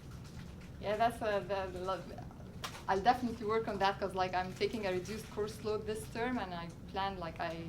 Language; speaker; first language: English; non-native, local second language; Arabic